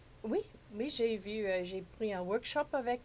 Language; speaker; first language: French; non-native, fluent; English